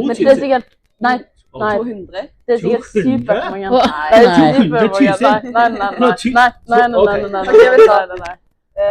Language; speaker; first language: Norwegian; native; Norwegian